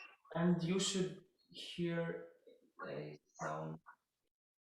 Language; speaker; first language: English; non-native, fluent; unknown